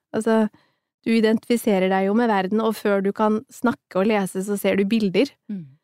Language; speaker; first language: Norwegian; early bilingual, other home language; Somali